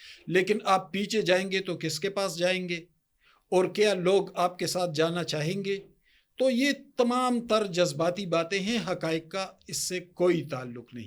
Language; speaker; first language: Urdu; native; Urdu